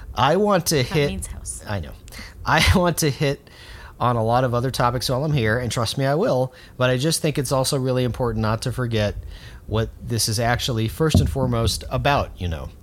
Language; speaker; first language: English; native; English